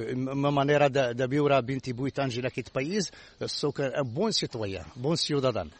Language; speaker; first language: Catalan; non-native, learner; Arabic